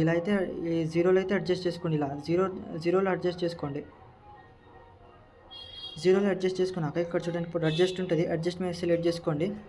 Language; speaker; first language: Telugu; native; Telugu